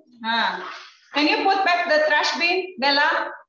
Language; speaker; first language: English; non-native, learner; Indonesian